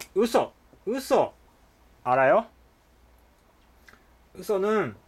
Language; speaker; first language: Korean; non-native, fluent; Japanese